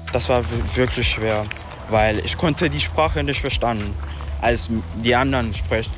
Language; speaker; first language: German; non-native, learner; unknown